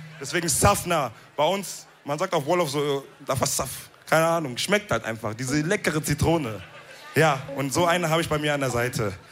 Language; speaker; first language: German; early bilingual, other home language; Wolof